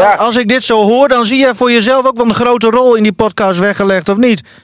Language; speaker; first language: Dutch; native; Dutch